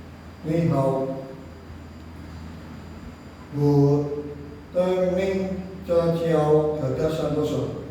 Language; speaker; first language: Chinese; non-native, learner; Indonesian